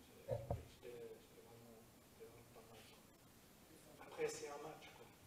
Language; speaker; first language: French; native; French